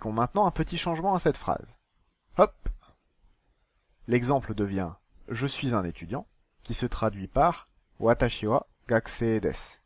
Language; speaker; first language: French; native; French